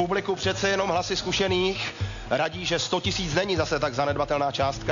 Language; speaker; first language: Czech; native; Czech